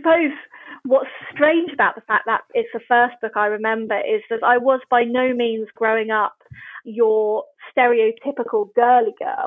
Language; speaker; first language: English; native; English